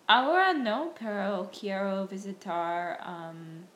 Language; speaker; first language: Spanish; non-native, learner; English